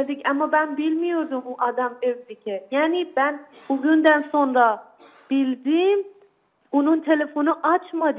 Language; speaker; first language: Turkish; non-native, learner; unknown